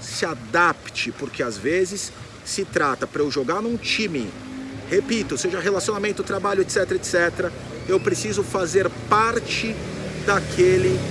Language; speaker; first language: Portuguese; native; Portuguese